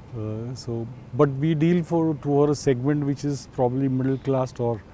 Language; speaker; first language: English; non-native, local second language; Marathi